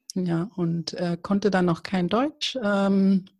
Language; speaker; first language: German; early bilingual, other home language; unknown